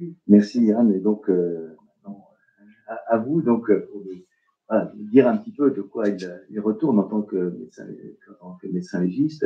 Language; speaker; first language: French; native; French